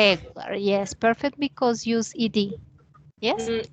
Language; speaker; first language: English; non-native, learner; Spanish